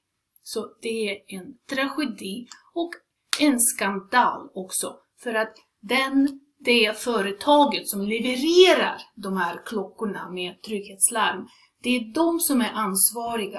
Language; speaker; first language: Swedish; non-native, fluent; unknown